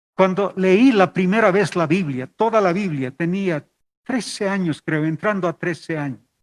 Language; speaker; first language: Spanish; non-native, local second language; Aymara